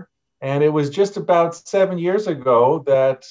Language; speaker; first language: English; native; English